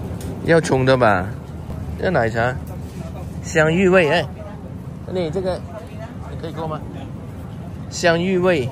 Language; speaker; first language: Chinese; non-native, local second language; Cantonese